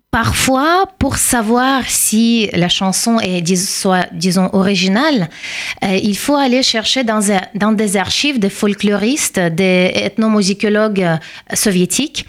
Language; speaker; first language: French; non-native, fluent; Russian